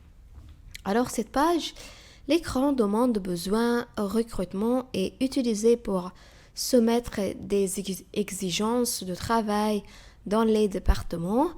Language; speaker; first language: French; non-native, fluent; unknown